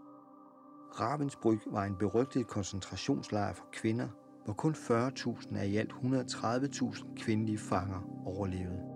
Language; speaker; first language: Danish; native; Danish